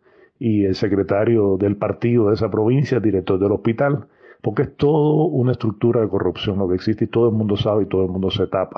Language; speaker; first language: Spanish; native; Spanish